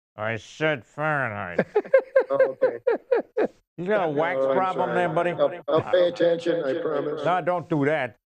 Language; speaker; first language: English; native; English